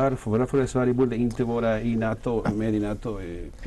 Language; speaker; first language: Swedish; non-native, fluent; Spanish